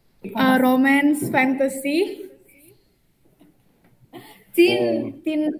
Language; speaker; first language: English; non-native, learner; Indonesian